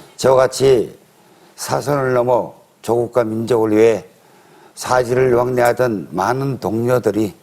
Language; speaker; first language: Korean; native; Korean